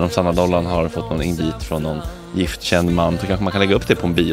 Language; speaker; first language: Swedish; native; Swedish